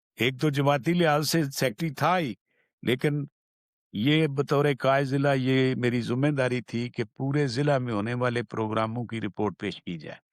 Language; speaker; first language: Urdu; non-native, local second language; Punjabi